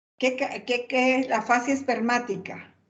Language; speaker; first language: Spanish; native; Spanish